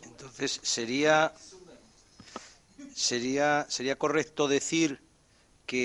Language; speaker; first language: Spanish; native; Spanish